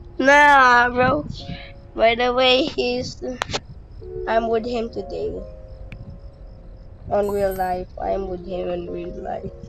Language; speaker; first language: English; non-native, local second language; Filipino